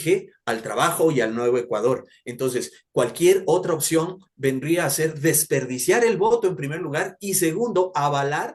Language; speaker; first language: Spanish; native; Spanish